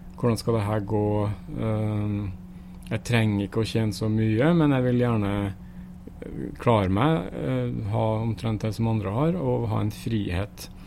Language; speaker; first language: Norwegian; native; Norwegian